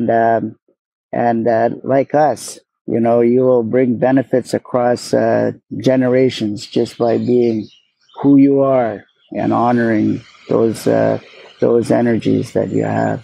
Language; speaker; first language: English; native; English